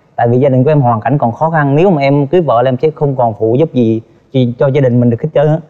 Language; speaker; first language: Vietnamese; native; Vietnamese